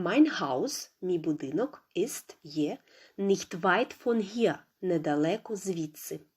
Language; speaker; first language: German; non-native, fluent; Ukrainian